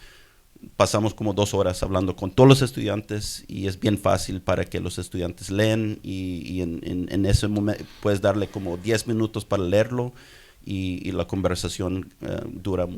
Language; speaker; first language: Spanish; early bilingual, heritage; English